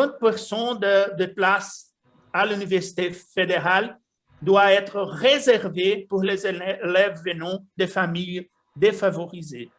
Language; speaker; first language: French; non-native, fluent; Portuguese